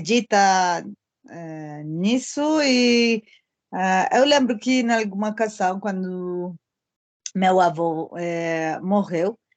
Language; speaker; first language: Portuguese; non-native, learner; Spanish